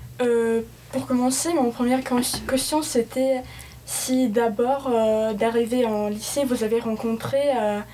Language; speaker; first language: French; non-native, fluent; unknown